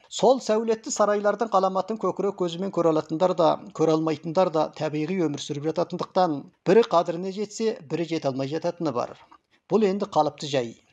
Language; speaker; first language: Kazakh; native; Kazakh